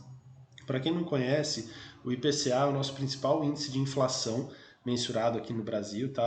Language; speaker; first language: Portuguese; native; Portuguese